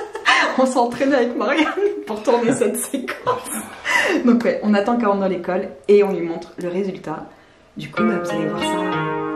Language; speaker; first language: French; native; French